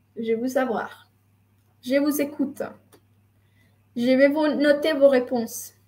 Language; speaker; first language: French; non-native, fluent; Spanish